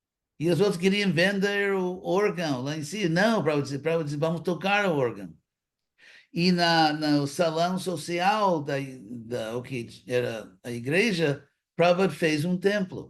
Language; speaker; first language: Portuguese; non-native, fluent; English